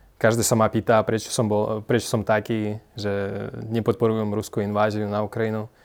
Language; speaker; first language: Slovak; non-native, fluent; Russian